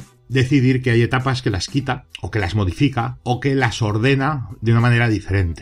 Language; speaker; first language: Spanish; native; Spanish